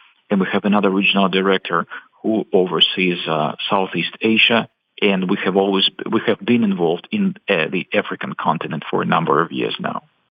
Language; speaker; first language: English; non-native, fluent; Russian